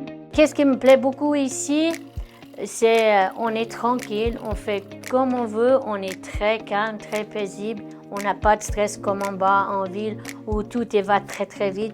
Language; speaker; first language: French; non-native, fluent; English